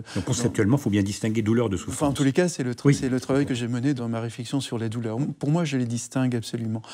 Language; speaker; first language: French; native; French